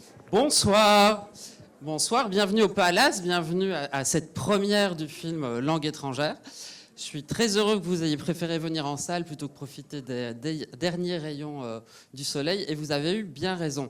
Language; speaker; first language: French; native; French